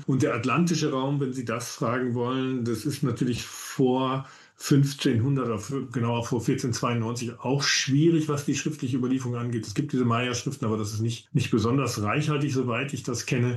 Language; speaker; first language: German; native; German